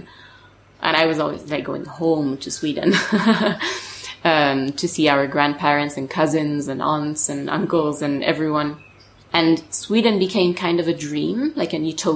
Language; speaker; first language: English; non-native, fluent; French